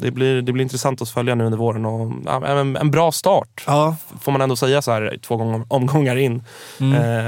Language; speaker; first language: Swedish; native; Swedish